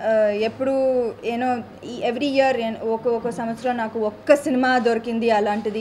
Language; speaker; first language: Telugu; non-native, local second language; Tamil